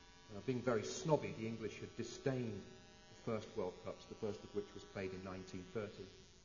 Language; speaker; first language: English; native; English